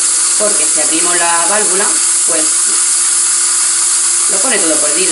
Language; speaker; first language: Spanish; native; Spanish